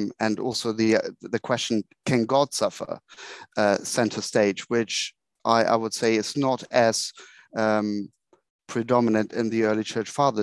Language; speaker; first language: English; non-native, fluent; German